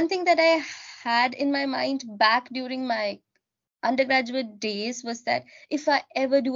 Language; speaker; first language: English; non-native, local second language; Malayalam